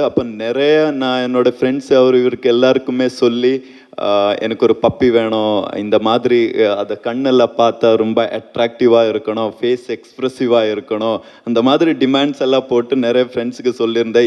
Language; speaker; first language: Tamil; non-native, fluent; Malayalam